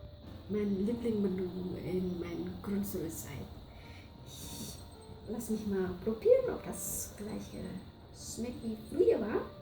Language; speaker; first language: German; non-native, fluent; Javanese